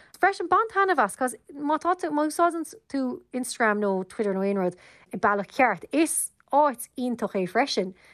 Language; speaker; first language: Irish; non-native, local second language; English